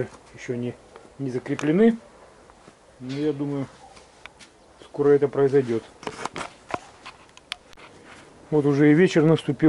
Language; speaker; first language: Russian; native; Russian